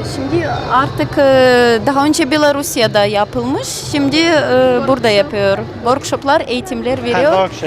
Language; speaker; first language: Turkish; non-native, learner; Ukrainian